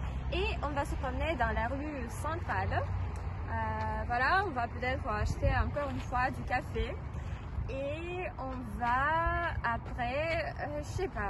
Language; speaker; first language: French; non-native, fluent; Russian